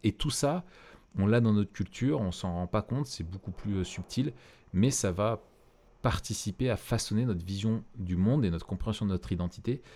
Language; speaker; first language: French; native; French